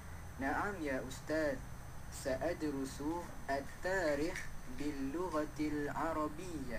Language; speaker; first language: Arabic; non-native, learner; Malay